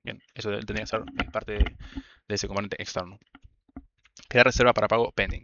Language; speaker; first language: Spanish; native; Spanish